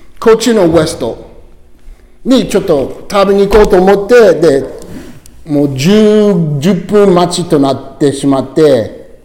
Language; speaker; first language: Japanese; non-native, learner; English